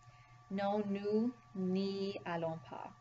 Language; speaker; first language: French; non-native, fluent; English